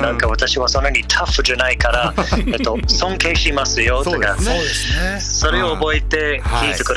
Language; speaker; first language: Japanese; non-native, learner; English